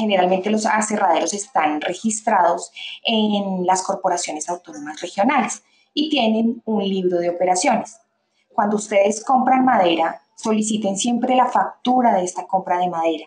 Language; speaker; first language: Spanish; native; Spanish